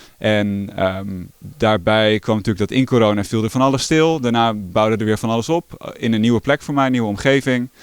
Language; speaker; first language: Dutch; native; Dutch